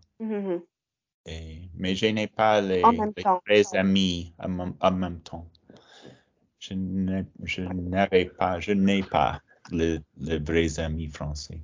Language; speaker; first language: French; non-native, learner; English